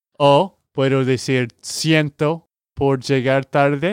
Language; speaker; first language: Spanish; non-native, learner; English